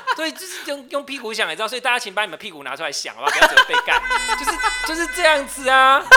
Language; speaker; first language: Chinese; non-native, local second language; Min Nan Chinese